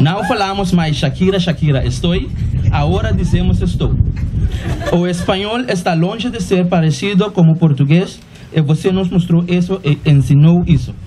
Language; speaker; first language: Portuguese; non-native, learner; Papiamento